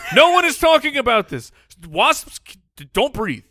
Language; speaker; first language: English; native; English